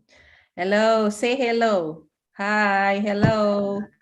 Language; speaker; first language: English; non-native, fluent; Indonesian